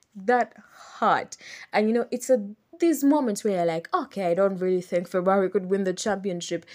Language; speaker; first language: English; non-native, local second language; Ganda